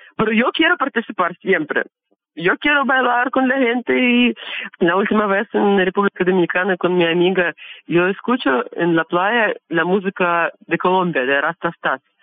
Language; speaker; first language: Spanish; non-native, learner; Russian